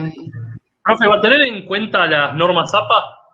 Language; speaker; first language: Spanish; native; Spanish